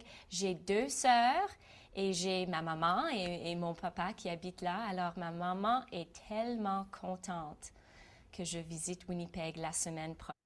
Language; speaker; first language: French; non-native, fluent; English